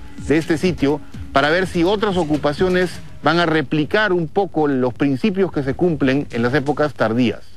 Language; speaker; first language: Spanish; native; Spanish